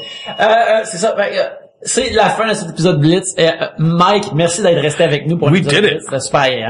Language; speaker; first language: French; native; French